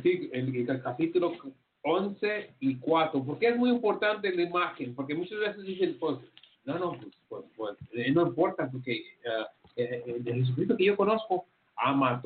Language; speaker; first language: Spanish; early bilingual, heritage; Spanish